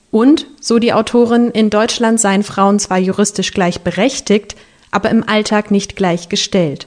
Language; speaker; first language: German; native; German